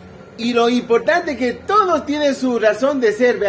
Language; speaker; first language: Spanish; native; Spanish